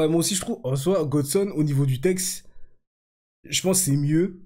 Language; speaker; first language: French; native; French